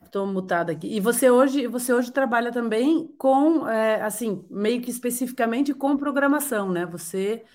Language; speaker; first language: Portuguese; native; Portuguese